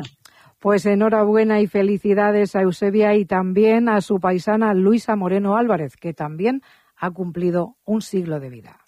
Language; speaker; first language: Spanish; native; Spanish